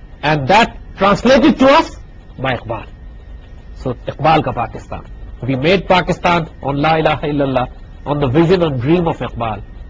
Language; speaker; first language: English; non-native, local second language; Urdu